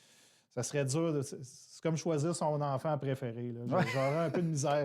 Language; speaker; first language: French; native; French